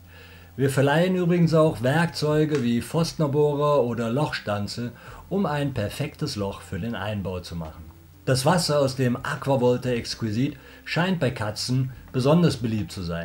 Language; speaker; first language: German; native; German